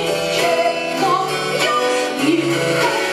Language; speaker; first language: Russian; non-native, learner; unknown